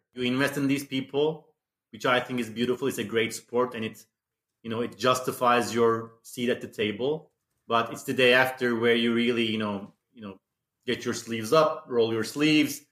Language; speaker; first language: English; non-native, fluent; Turkish